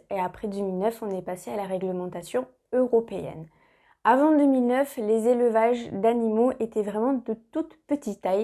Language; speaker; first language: French; native; French